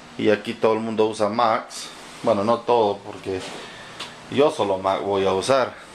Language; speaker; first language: Spanish; native; Spanish